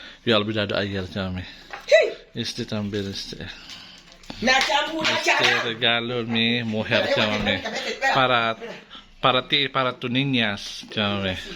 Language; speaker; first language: Spanish; non-native, learner; Filipino